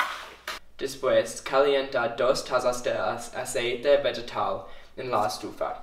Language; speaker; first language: Spanish; non-native, learner; English